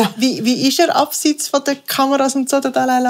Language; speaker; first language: German; native; German